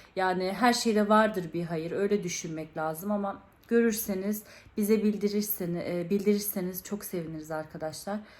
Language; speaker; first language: Turkish; early bilingual, heritage; Turkish